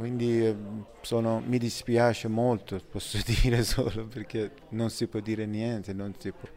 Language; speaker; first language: Italian; non-native, fluent; Persian